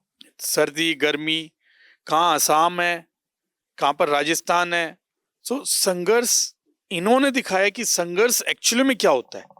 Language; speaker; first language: Hindi; native; Hindi